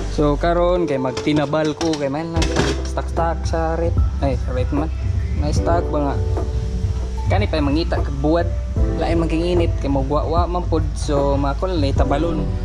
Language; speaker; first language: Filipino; non-native, local second language; Cebuano